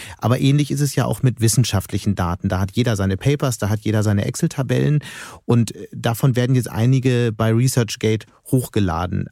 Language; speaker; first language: German; native; German